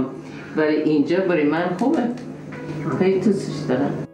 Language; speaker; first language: Persian; non-native, fluent; English